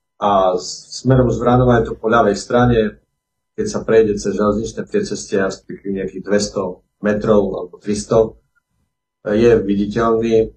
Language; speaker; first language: Slovak; native; Slovak